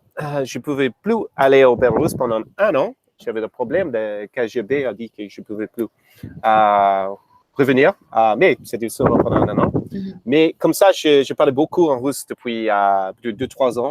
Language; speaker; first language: French; non-native, fluent; English